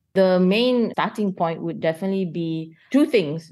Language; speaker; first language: English; non-native, local second language; Malay